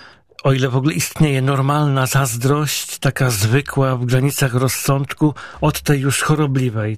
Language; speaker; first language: Polish; native; Polish